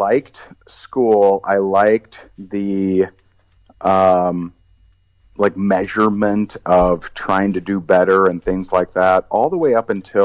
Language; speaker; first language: English; native; English